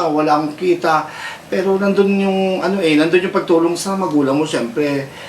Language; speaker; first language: Filipino; native; Filipino